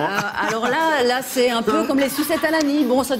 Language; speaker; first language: French; native; French